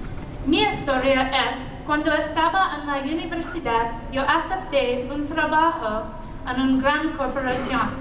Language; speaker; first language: Spanish; non-native, learner; English